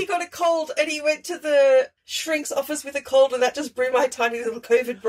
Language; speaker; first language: English; native; English